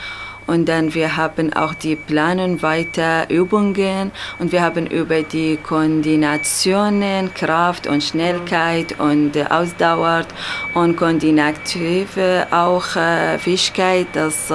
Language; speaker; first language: German; non-native, learner; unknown